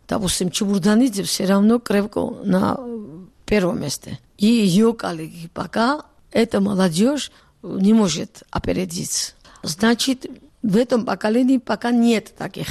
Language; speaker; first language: Russian; non-native, local second language; Georgian